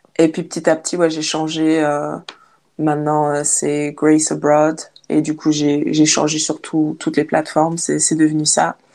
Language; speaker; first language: French; native; French